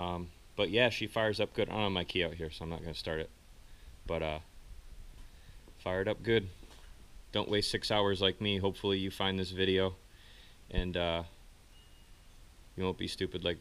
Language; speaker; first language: English; native; English